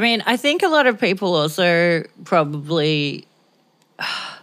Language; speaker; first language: English; native; English